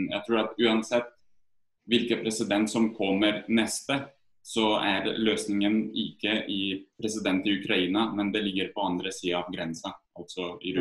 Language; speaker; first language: Norwegian; non-native, fluent; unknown